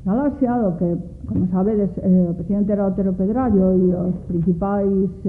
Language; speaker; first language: Spanish; non-native, local second language; Galician